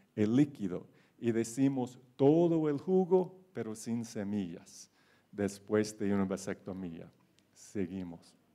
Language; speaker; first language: Spanish; non-native, fluent; English